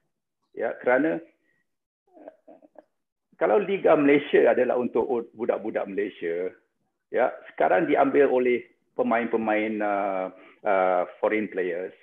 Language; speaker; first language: Indonesian; non-native, local second language; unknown